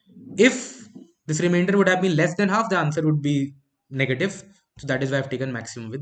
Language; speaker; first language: English; non-native, local second language; Hindi